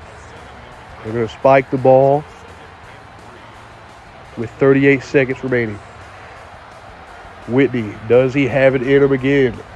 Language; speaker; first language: English; native; English